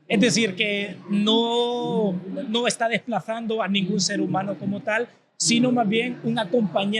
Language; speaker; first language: Spanish; native; Spanish